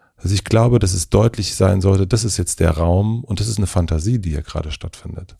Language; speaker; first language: German; native; German